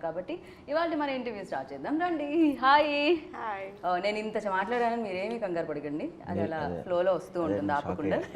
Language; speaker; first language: Telugu; native; Telugu